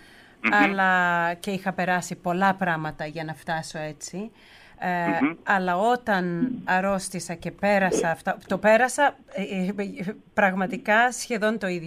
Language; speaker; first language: Greek; early bilingual, heritage; Greek